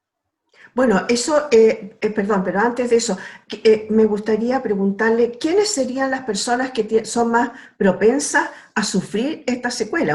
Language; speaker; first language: Spanish; native; Spanish